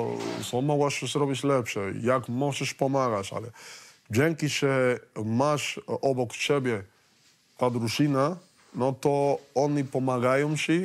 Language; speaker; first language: Polish; non-native, learner; Spanish